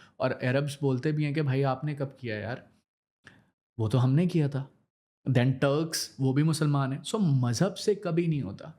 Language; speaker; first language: Urdu; native; Urdu